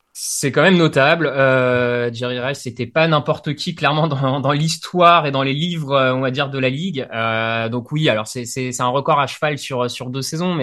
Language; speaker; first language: French; native; French